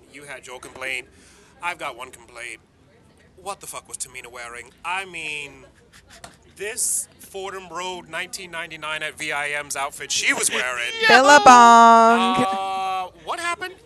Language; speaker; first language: English; native; English